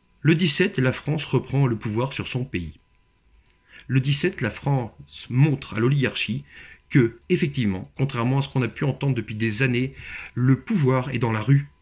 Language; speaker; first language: French; native; French